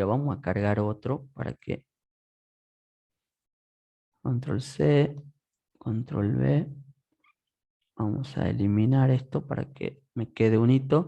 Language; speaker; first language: Spanish; native; Spanish